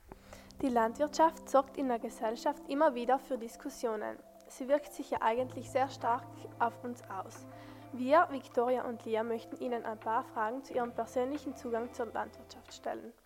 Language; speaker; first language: German; native; German